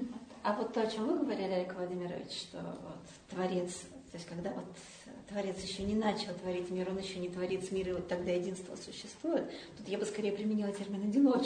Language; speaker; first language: Russian; native; Russian